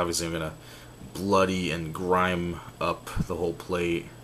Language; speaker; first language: English; native; English